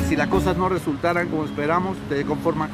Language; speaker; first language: Spanish; native; Spanish